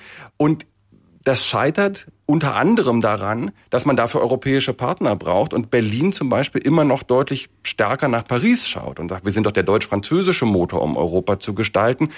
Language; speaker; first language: German; native; German